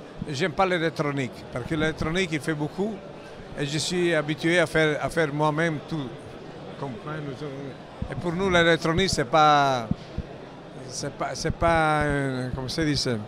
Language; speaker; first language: French; non-native, learner; Italian